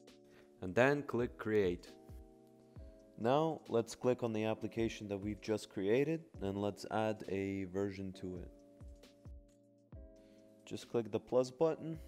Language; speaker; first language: English; native; English